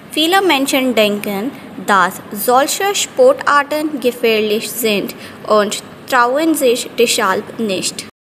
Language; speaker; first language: German; non-native, fluent; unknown